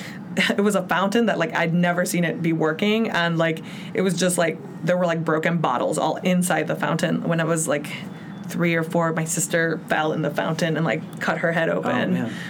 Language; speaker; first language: English; early bilingual, other home language; Spanish